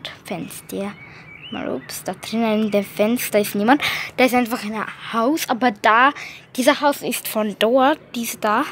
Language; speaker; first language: German; early bilingual, other home language; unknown